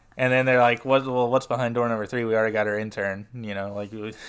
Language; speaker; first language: English; native; English